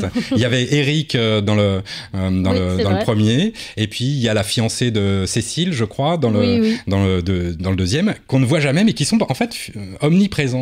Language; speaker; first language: French; native; French